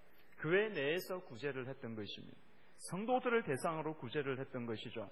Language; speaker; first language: Korean; native; Korean